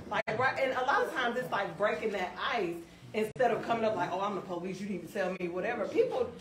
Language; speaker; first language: English; native; English